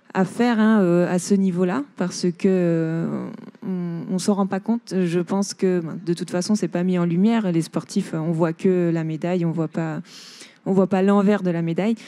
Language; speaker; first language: French; native; French